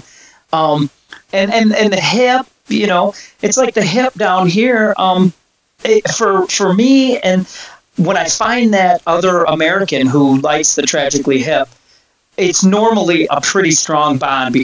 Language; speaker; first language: English; native; English